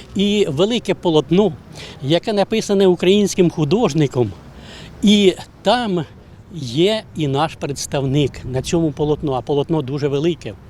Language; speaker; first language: Ukrainian; native; Ukrainian